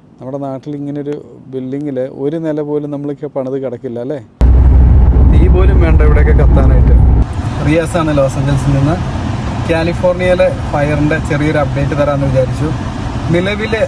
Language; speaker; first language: Malayalam; native; Malayalam